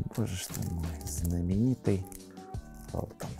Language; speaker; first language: Russian; native; Russian